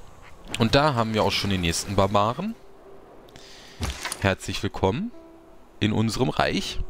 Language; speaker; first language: German; native; German